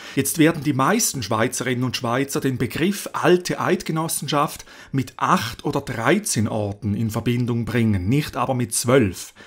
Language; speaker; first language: German; native; German